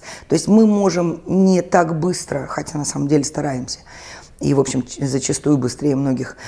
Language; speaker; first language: Russian; native; Russian